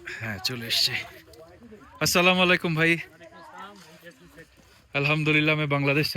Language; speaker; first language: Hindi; non-native, learner; Bangla